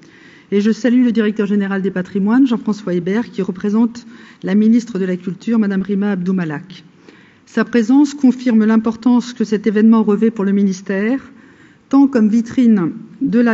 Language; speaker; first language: French; native; French